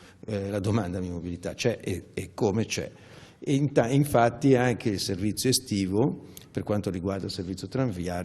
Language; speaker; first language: Italian; native; Italian